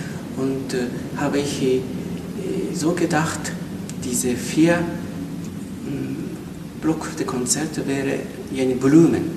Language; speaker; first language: German; non-native, fluent; Japanese